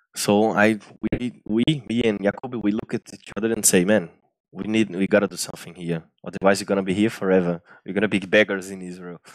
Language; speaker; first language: English; non-native, fluent; Portuguese